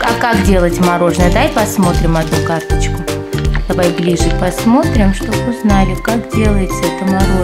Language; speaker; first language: Russian; native; Russian